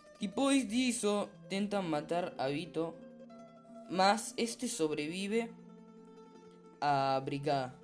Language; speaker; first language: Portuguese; non-native, learner; Spanish